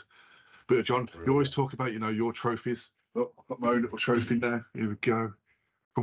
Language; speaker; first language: English; native; English